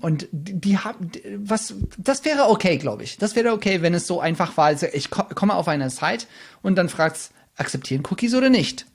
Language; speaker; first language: German; non-native, fluent; English